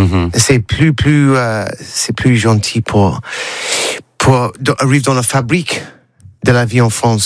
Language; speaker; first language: French; non-native, learner; English